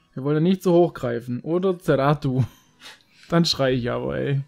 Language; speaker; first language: German; native; German